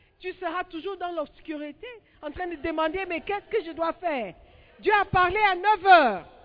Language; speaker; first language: French; non-native, fluent; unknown